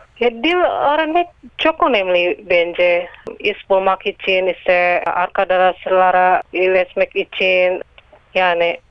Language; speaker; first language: Turkish; non-native, learner; Indonesian